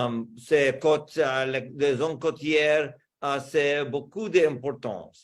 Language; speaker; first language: French; non-native, learner; English